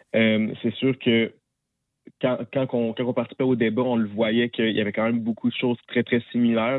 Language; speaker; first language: French; native; French